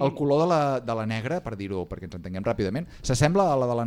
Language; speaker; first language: Catalan; native; Catalan